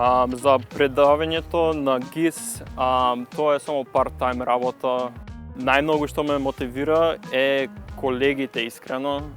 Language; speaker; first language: Macedonian; early bilingual, heritage; Macedonian